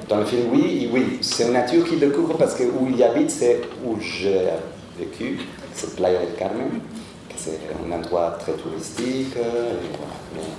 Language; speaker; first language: French; non-native, fluent; Spanish